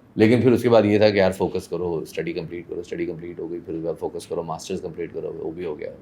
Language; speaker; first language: Urdu; non-native, local second language; Persian